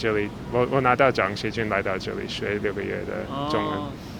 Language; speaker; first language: Chinese; non-native, fluent; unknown